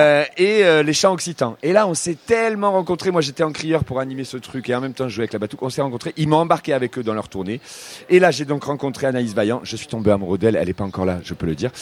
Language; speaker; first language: French; native; French